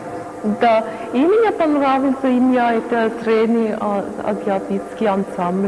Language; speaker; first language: Russian; non-native, learner; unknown